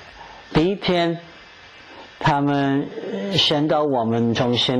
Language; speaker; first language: Chinese; non-native, fluent; English